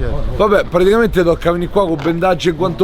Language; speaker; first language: Italian; native; Italian